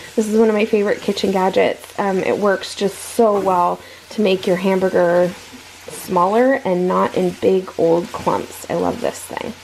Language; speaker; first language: English; native; English